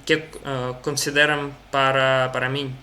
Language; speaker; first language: Portuguese; non-native, learner; Russian